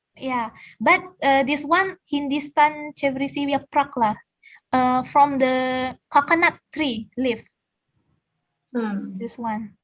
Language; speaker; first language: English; non-native, fluent; Indonesian